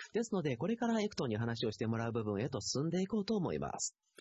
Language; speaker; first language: Japanese; native; Japanese